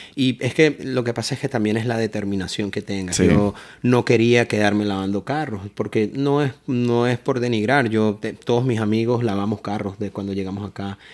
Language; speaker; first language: Spanish; native; Spanish